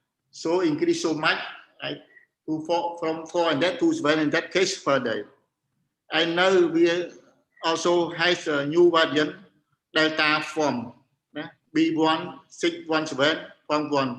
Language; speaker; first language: English; non-native, learner; Khmer